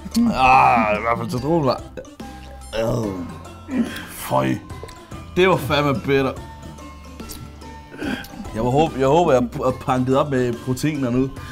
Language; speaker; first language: Danish; native; Danish